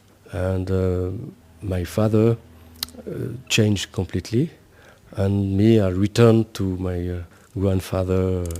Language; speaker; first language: English; non-native, learner; French